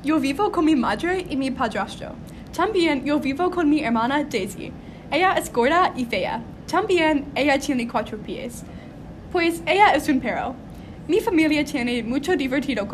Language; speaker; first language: Spanish; non-native, learner; English